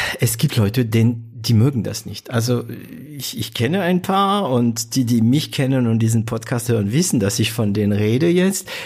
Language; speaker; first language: German; non-native, fluent; French